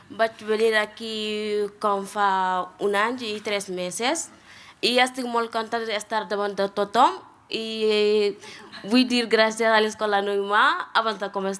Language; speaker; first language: Catalan; non-native, learner; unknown